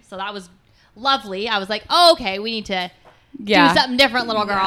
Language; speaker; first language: English; native; English